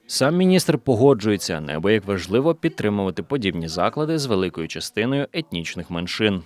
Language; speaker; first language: Ukrainian; native; Ukrainian